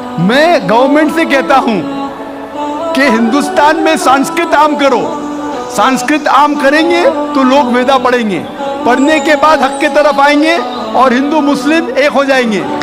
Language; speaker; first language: Hindi; non-native, local second language; Konkani